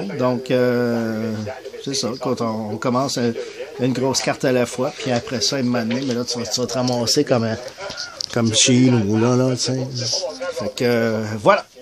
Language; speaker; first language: French; native; French